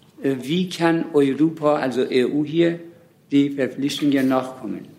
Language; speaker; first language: German; non-native, fluent; Persian